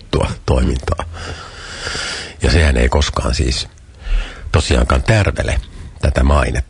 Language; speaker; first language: Finnish; native; Finnish